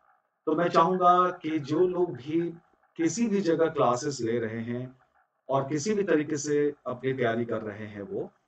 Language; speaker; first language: Hindi; native; Hindi